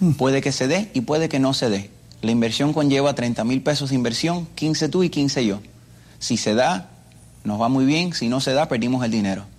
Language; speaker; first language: Spanish; early bilingual, other home language; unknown